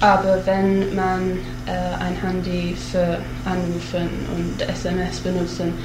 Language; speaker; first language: German; non-native, learner; English